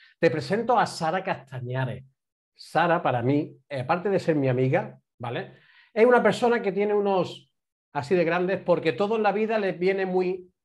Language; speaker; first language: Spanish; native; Spanish